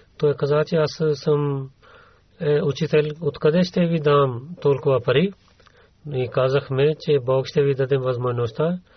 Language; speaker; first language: Bulgarian; non-native, learner; Urdu